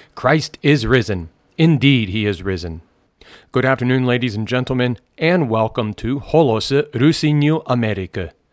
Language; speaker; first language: English; native; English